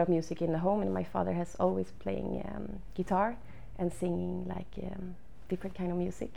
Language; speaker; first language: English; non-native, fluent; Swedish